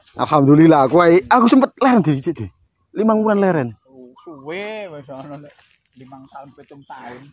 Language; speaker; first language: Indonesian; non-native, local second language; Javanese